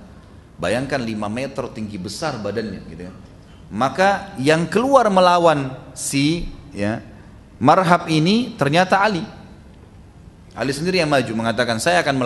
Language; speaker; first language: Indonesian; native; Indonesian